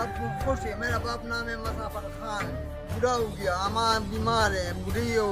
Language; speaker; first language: Hindi; non-native, local second language; Pashto